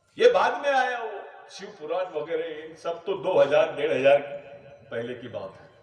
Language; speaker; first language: Hindi; non-native, local second language; Marathi